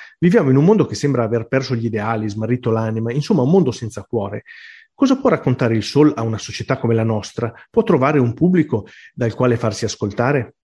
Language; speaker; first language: Italian; native; Italian